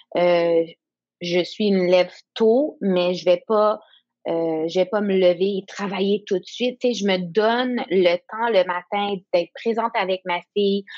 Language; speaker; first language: French; non-native, local second language; English